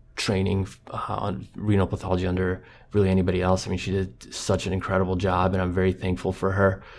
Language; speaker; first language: English; non-native, fluent; Croatian